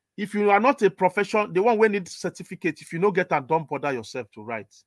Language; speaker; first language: English; non-native, local second language; Igbo